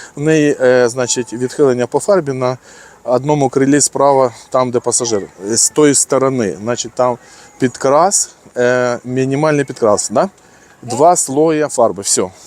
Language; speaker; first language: Ukrainian; non-native, local second language; Russian